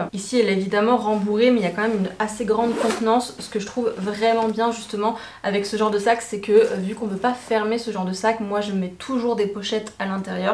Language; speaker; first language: French; native; French